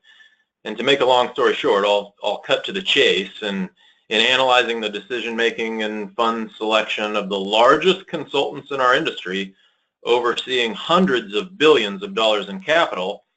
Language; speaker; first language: English; native; English